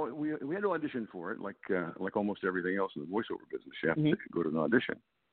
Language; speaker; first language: English; native; English